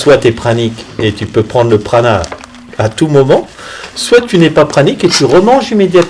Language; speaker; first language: French; native; French